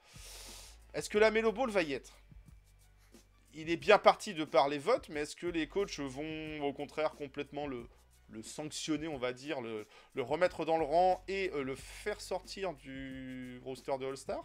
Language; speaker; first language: French; native; French